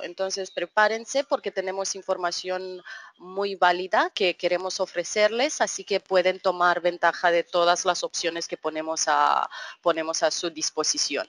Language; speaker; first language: Spanish; non-native, fluent; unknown